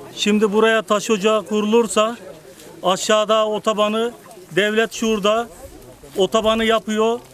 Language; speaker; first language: Turkish; native; Turkish